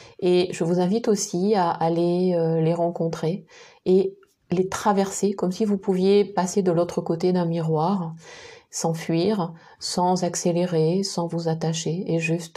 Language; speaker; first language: French; native; French